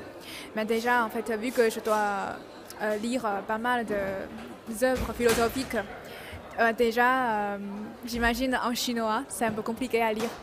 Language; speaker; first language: French; non-native, fluent; Chinese